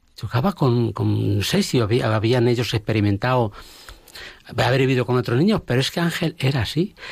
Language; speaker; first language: Spanish; native; Spanish